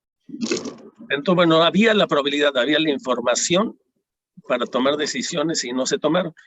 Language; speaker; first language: Spanish; native; Spanish